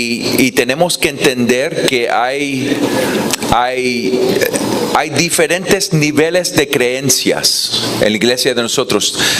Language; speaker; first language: Spanish; non-native, fluent; English